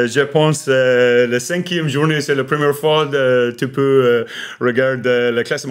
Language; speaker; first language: French; non-native, learner; English